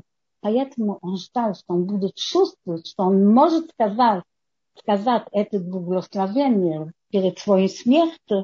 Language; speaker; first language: Russian; non-native, fluent; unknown